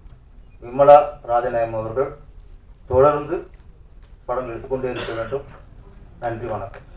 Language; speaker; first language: Tamil; native; Tamil